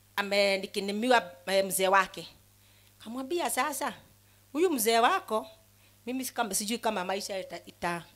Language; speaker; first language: Swahili; non-native, local second language; Kikuyu